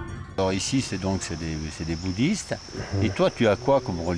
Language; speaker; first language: French; native; French